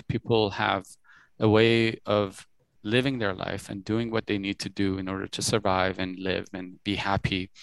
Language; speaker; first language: English; early bilingual, other home language; Persian